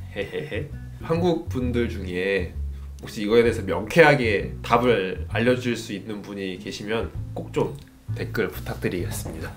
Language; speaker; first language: Korean; native; Korean